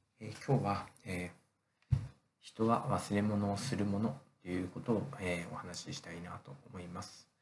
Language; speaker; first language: Japanese; native; Japanese